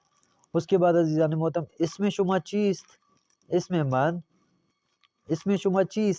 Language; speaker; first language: Persian; non-native, fluent; Urdu